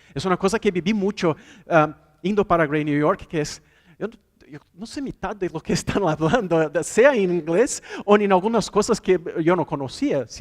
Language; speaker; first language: Spanish; non-native, fluent; Portuguese